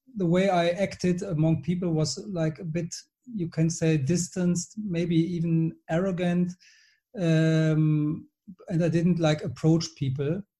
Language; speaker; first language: English; non-native, fluent; German